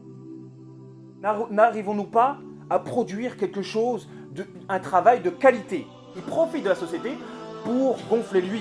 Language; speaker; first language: French; native; French